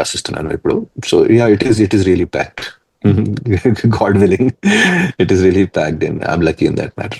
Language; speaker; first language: Telugu; non-native, fluent; Hindi